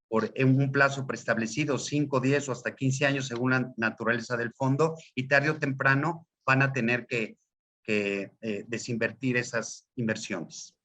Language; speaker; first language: Spanish; native; Spanish